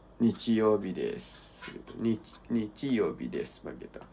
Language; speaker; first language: Japanese; non-native, learner; Indonesian